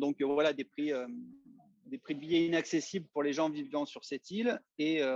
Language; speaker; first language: French; native; French